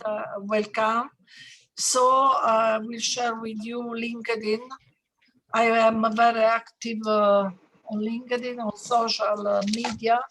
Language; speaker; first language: English; non-native, learner; Italian